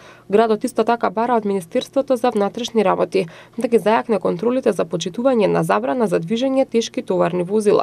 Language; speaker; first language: Macedonian; native; Macedonian